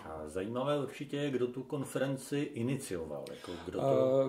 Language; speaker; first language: Czech; native; Czech